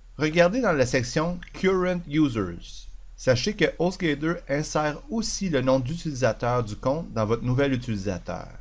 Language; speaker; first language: French; native; French